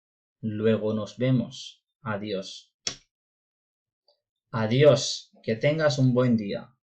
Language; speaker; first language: Spanish; non-native, fluent; Urdu